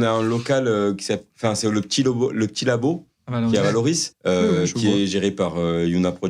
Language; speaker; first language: French; native; French